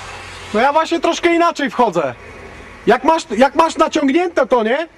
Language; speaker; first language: Polish; native; Polish